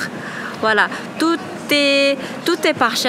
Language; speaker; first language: French; non-native, fluent; Thai